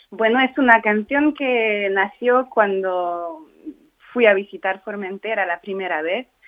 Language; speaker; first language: Spanish; non-native, fluent; French